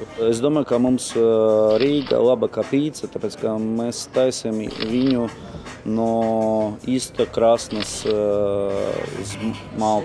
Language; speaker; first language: Latvian; non-native, local second language; Russian